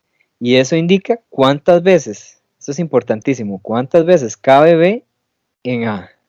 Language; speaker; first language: Spanish; native; Spanish